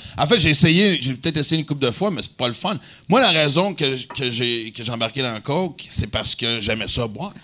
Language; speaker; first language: French; native; French